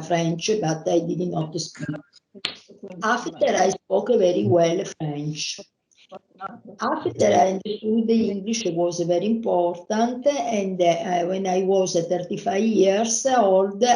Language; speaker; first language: English; non-native, learner; Italian